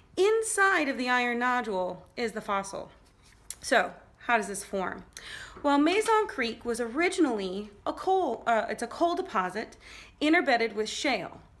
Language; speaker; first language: English; native; English